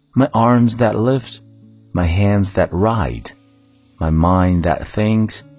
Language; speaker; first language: English; non-native, fluent; Chinese